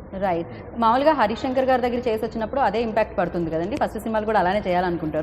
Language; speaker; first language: Telugu; native; Telugu